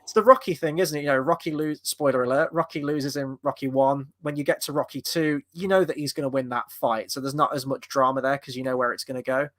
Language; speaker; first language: English; native; English